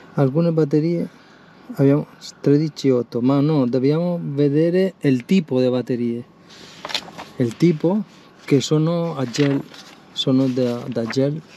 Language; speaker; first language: Italian; non-native, learner; Spanish